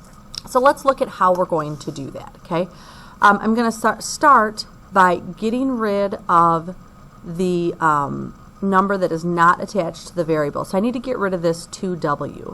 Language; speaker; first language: English; native; English